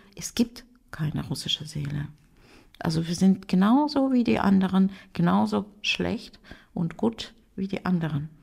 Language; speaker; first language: German; non-native, fluent; Russian